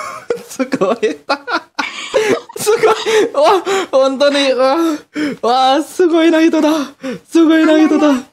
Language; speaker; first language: Japanese; non-native, learner; Indonesian